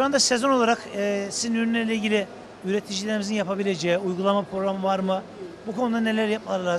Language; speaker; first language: Turkish; native; Turkish